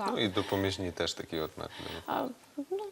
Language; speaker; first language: Ukrainian; native; Ukrainian